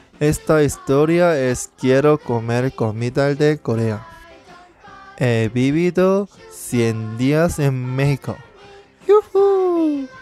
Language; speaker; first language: Spanish; non-native, learner; Korean